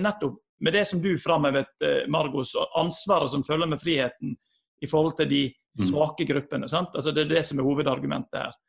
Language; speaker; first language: Norwegian; native; Norwegian